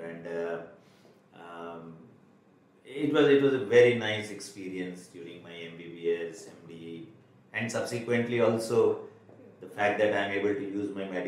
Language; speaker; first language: English; non-native, local second language; Marwari